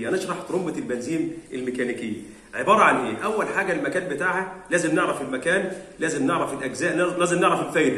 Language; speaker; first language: Arabic; native; Arabic